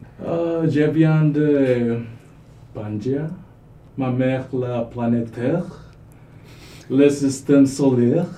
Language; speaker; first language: French; non-native, learner; Spanish